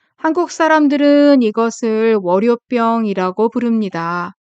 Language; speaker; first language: Korean; native; Korean